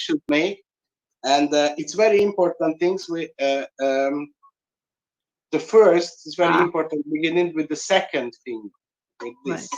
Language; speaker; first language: English; non-native, learner; Hungarian